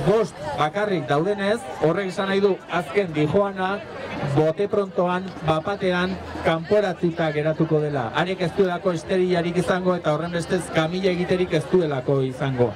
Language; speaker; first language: Basque; native; Basque